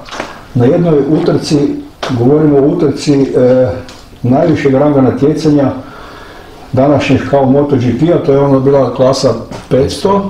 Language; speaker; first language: Croatian; native; Croatian